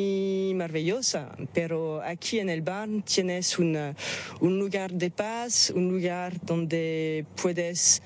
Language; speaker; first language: Spanish; non-native, fluent; French